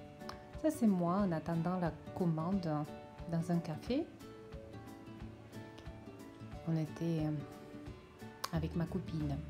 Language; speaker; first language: French; non-native, fluent; Russian